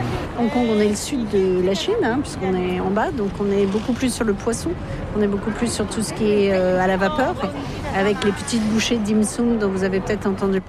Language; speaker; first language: French; native; French